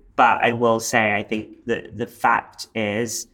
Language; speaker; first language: English; native; English